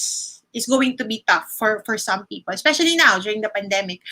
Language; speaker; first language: English; non-native, local second language; Filipino